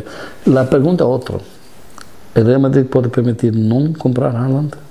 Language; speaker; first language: Spanish; non-native, fluent; Italian